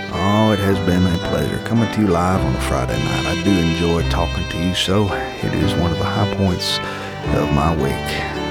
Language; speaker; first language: English; native; English